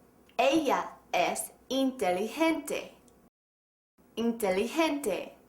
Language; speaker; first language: Spanish; non-native, fluent; English